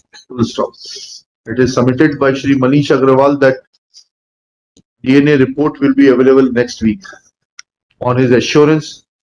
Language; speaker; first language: English; non-native, local second language; Hindi